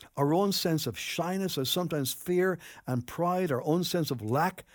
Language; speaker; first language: English; native; English